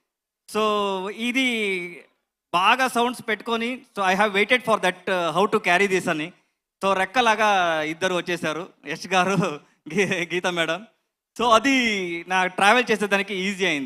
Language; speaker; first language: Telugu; non-native, learner; Kannada